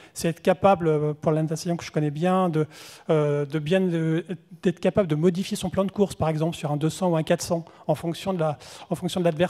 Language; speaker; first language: French; native; French